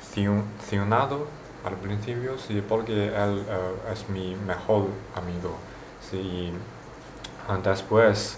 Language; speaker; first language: Spanish; non-native, learner; Chinese